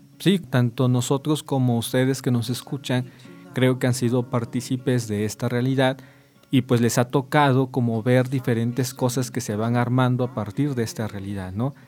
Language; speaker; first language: Spanish; native; Spanish